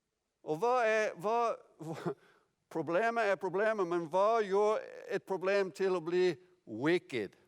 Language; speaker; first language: Norwegian; non-native, fluent; English